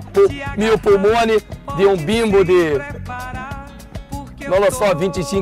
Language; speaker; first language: Italian; non-native, learner; Portuguese